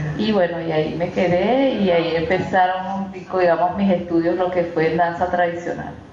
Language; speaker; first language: Spanish; native; Spanish